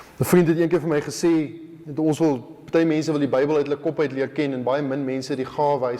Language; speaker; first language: Afrikaans; native; Afrikaans